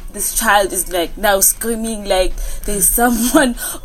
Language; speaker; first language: English; non-native, local second language; Zulu